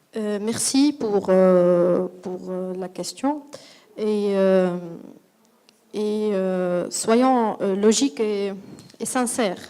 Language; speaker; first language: French; non-native, local second language; Arabic